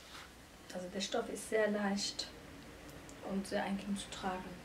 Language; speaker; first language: German; non-native, fluent; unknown